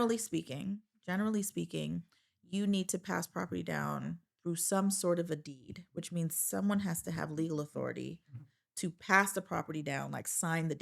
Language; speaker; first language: English; native; English